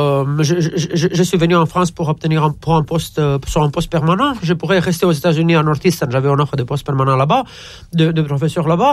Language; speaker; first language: French; non-native, fluent; Romanian